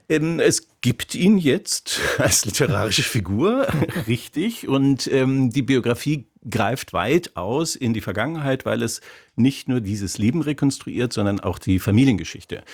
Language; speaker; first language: German; native; German